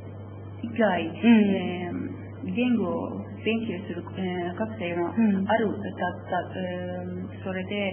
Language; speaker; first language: Japanese; non-native, learner; Persian